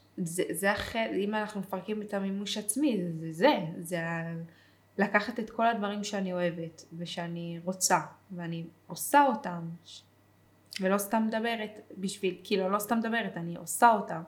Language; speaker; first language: Hebrew; native; Hebrew